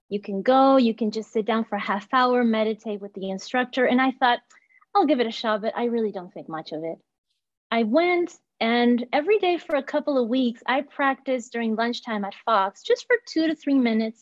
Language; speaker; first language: English; non-native, fluent; Spanish